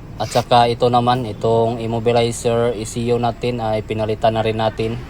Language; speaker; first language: Filipino; non-native, local second language; Cebuano